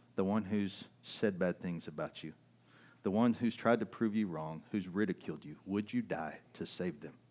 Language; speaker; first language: English; early bilingual, other home language; German